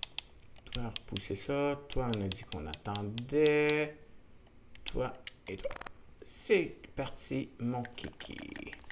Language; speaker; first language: French; native; French